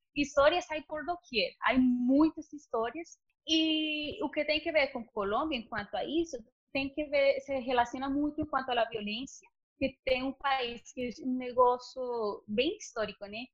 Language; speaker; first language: Portuguese; non-native, learner; Spanish